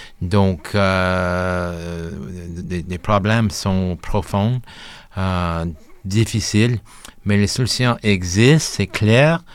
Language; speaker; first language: French; non-native, local second language; English